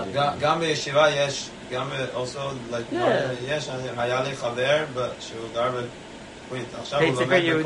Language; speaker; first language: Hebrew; non-native, learner; English